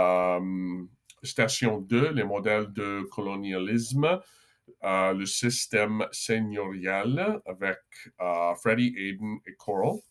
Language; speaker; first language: French; non-native, local second language; English